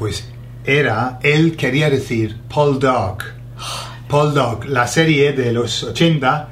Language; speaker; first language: Spanish; non-native, fluent; English